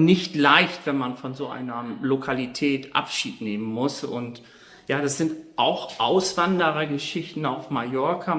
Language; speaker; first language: German; native; German